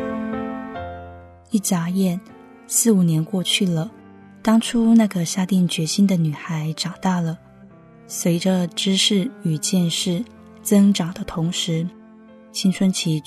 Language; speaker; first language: Chinese; native; Chinese